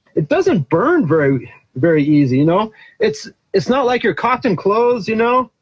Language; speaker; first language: English; native; English